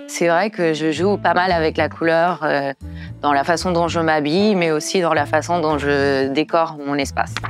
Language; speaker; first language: French; non-native, fluent; Portuguese